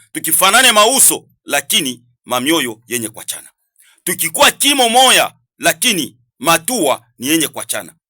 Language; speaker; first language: Swahili; native; Swahili